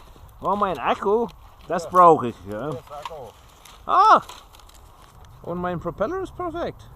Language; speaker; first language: German; non-native, learner; English